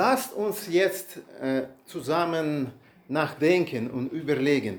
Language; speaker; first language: German; non-native, learner; Russian